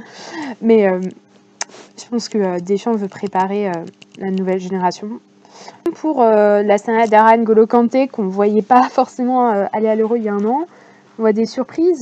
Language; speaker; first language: French; native; French